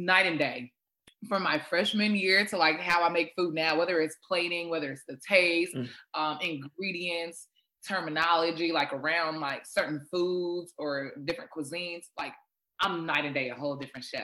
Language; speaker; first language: English; non-native, local second language; Shona